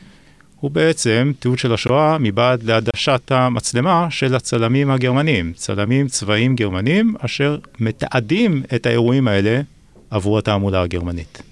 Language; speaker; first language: Hebrew; native; Hebrew